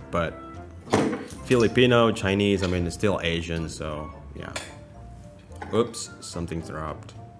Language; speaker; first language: English; non-native, fluent; Indonesian